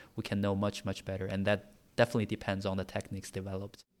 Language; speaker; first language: English; non-native, fluent; Chinese